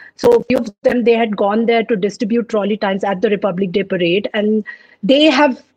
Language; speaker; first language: English; non-native, local second language; Punjabi